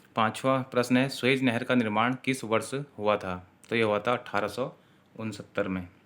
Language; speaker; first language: Hindi; native; Hindi